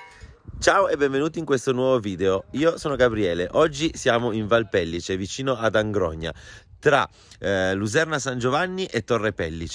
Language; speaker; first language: Italian; native; Italian